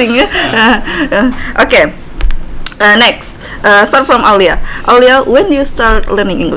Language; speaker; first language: English; non-native, learner; Indonesian